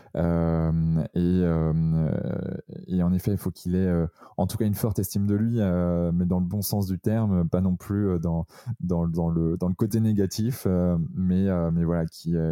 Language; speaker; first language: French; native; French